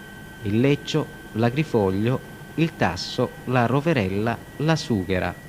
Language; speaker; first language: Italian; native; Italian